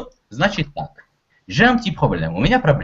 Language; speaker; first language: Russian; native; Russian